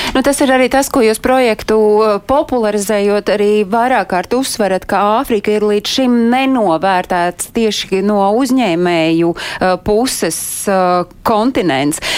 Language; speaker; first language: Latvian; native; Latvian